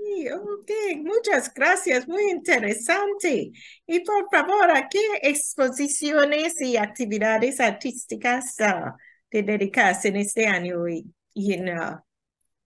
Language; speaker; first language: Spanish; non-native, fluent; English